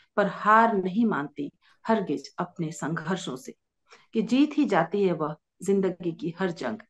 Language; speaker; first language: Hindi; native; Hindi